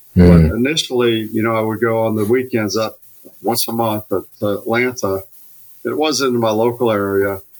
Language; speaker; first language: English; native; English